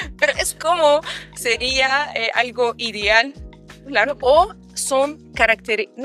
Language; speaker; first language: Spanish; non-native, fluent; Russian